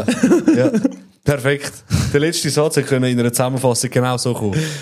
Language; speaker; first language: German; native; German